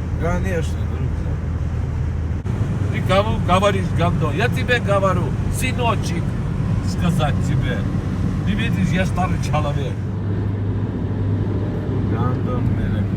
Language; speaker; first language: Russian; non-native, learner; Armenian